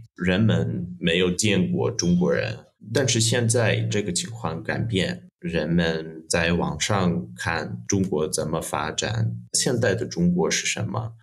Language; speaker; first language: Chinese; non-native, fluent; Russian